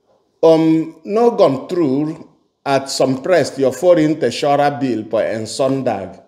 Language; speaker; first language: Swedish; non-native, fluent; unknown